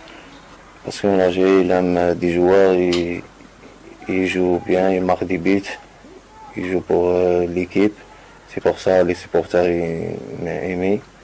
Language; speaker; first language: French; non-native, learner; Arabic